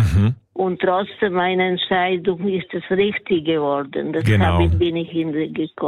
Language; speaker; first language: German; non-native, learner; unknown